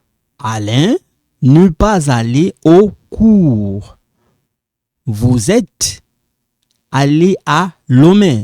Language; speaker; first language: French; non-native, local second language; Lingala